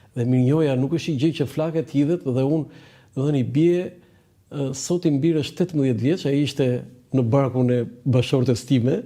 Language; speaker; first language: Albanian; native; Albanian